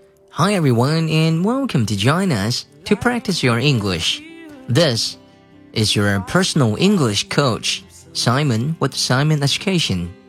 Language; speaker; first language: English; non-native, fluent; Chinese